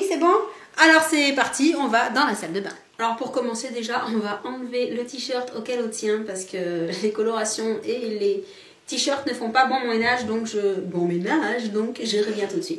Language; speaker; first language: French; native; French